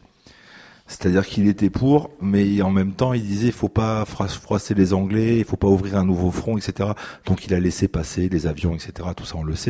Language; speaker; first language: French; native; French